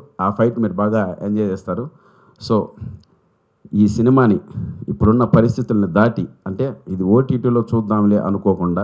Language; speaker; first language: Telugu; native; Telugu